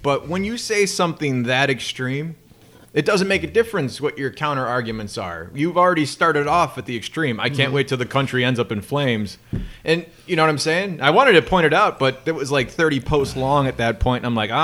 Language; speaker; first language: English; native; English